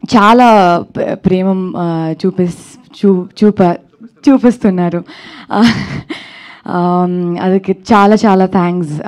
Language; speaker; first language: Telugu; non-native, learner; Kannada